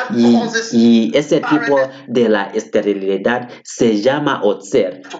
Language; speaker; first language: Spanish; non-native, fluent; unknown